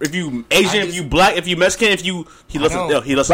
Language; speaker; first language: English; native; English